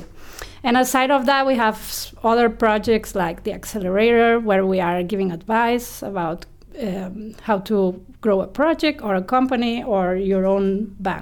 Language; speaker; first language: English; non-native, fluent; Spanish